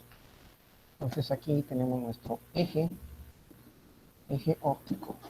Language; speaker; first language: Spanish; native; Spanish